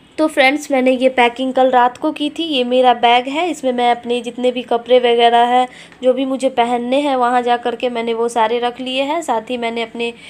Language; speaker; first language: Hindi; native; Hindi